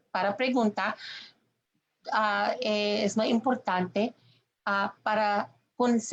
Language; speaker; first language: Spanish; non-native, learner; English